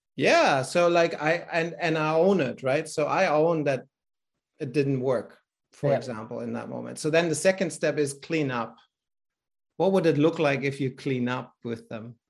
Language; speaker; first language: English; non-native, fluent; German